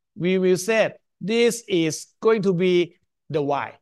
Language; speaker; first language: English; non-native, fluent; Thai